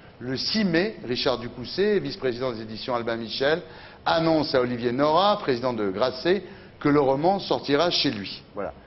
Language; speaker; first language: French; native; French